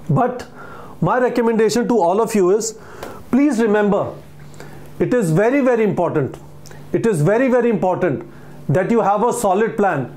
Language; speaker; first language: English; non-native, local second language; Hindi